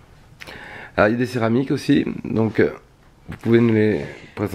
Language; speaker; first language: French; native; French